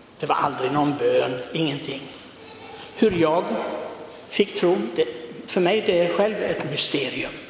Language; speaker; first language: Swedish; non-native, fluent; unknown